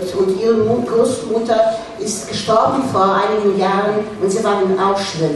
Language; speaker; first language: German; non-native, fluent; Russian